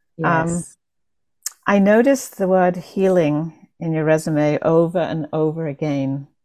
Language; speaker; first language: English; native; English